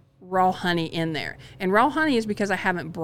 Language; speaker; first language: English; native; English